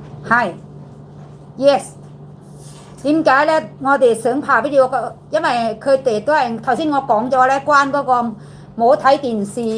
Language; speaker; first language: Cantonese; non-native, learner; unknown